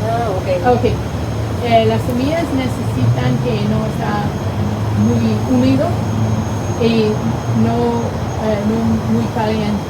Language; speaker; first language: Spanish; non-native, learner; English